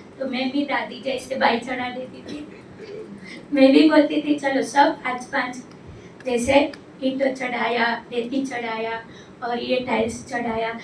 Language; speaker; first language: Hindi; non-native, local second language; Odia